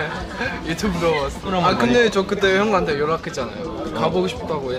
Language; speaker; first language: Korean; non-native, learner; Chinese